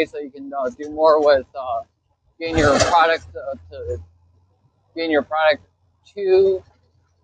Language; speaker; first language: English; native; English